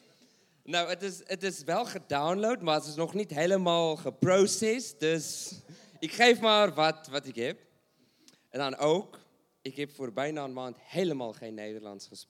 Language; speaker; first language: Dutch; non-native, learner; English